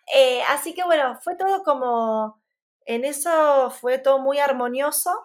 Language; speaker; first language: Spanish; native; Spanish